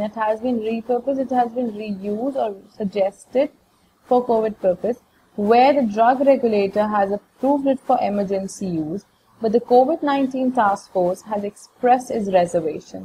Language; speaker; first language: English; non-native, local second language; Hindi